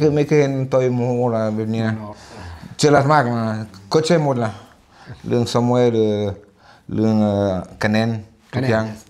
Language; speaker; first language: Thai; non-native, fluent; French